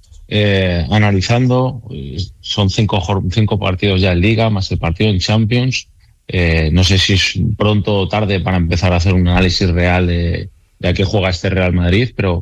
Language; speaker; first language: Spanish; native; Spanish